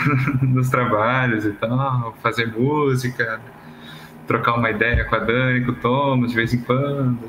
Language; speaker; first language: Portuguese; native; Portuguese